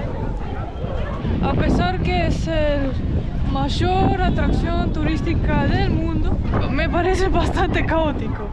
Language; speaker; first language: Spanish; non-native, fluent; Estonian